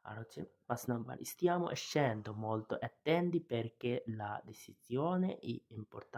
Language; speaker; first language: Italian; non-native, learner; Bangla